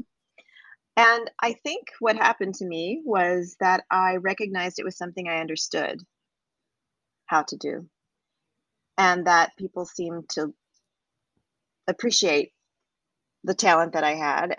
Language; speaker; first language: English; native; English